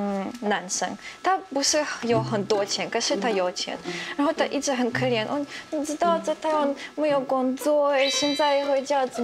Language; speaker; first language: Chinese; non-native, fluent; Russian